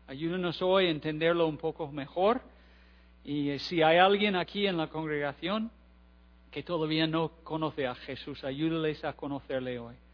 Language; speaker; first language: Spanish; non-native, fluent; English